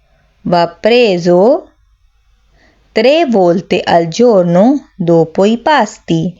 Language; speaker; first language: Italian; non-native, fluent; Urdu